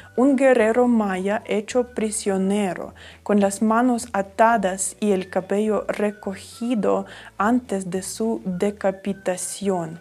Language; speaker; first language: Spanish; non-native, fluent; Ukrainian